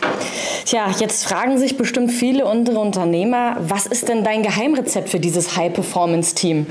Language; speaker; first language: German; native; German